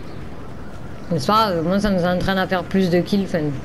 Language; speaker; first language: French; native; French